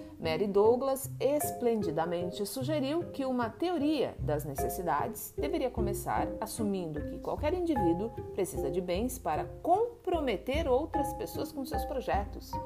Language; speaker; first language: Portuguese; native; Portuguese